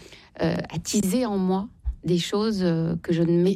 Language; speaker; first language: French; native; French